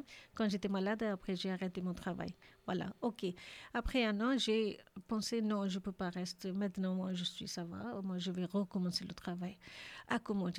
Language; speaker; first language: French; non-native, learner; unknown